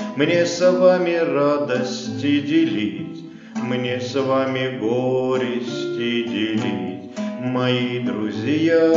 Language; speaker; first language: Russian; non-native, local second language; Azerbaijani